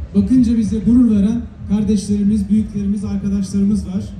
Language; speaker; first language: Turkish; native; Turkish